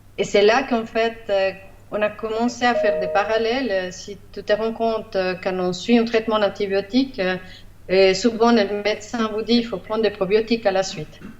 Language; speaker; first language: French; non-native, fluent; Spanish